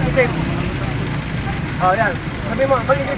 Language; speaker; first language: Filipino; native; Filipino